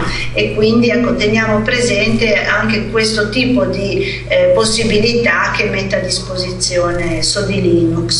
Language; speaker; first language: Italian; native; Italian